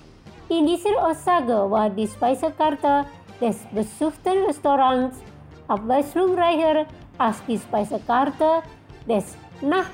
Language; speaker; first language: German; non-native, fluent; Indonesian